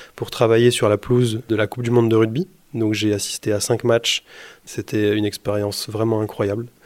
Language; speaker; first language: French; native; French